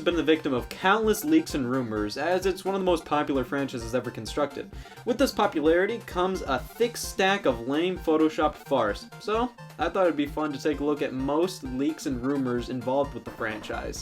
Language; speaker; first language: English; native; English